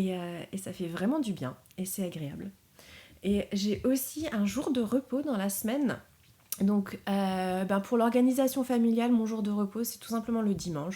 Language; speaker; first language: French; native; French